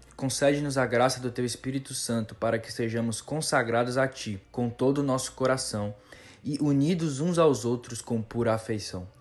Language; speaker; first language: Portuguese; native; Portuguese